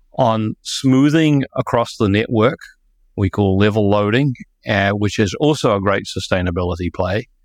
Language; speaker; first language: English; native; English